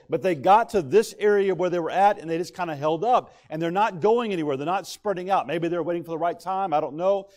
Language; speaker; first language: English; native; English